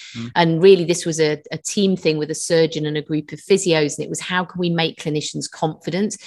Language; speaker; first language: English; native; English